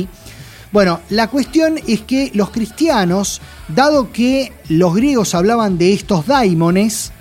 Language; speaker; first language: Spanish; native; Spanish